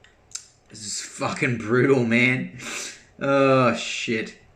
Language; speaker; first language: English; native; English